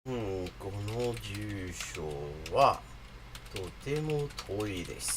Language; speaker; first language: Japanese; non-native, learner; English